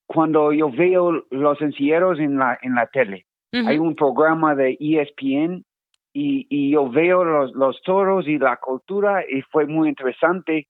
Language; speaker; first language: Spanish; non-native, learner; English